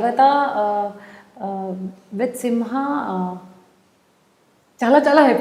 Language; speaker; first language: Telugu; non-native, learner; Hindi